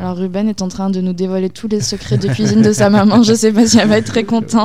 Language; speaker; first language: French; native; French